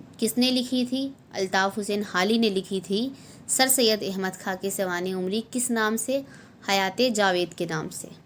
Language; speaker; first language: Urdu; native; Urdu